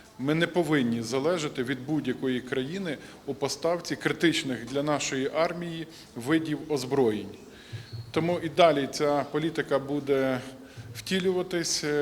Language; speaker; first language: Ukrainian; native; Ukrainian